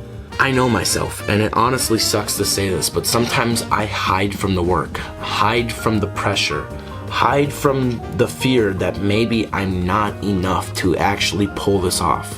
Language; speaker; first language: English; native; English